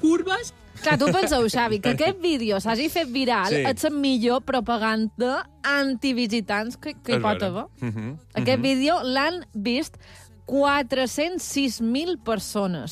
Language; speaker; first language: Catalan; native; Catalan